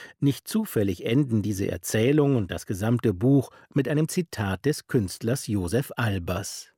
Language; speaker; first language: German; native; German